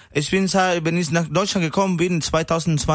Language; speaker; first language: German; non-native, learner; Spanish